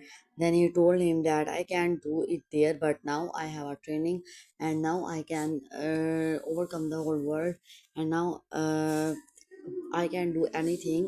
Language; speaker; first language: English; non-native, local second language; Urdu